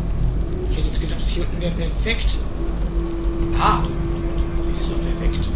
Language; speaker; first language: German; native; German